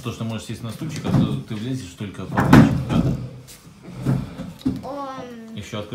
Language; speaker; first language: Russian; native; Russian